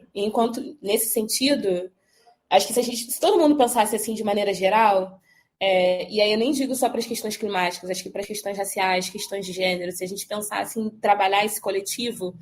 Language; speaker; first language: Portuguese; native; Portuguese